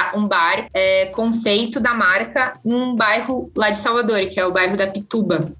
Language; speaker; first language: Portuguese; native; Portuguese